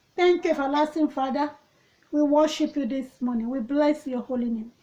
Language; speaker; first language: English; non-native, local second language; Yoruba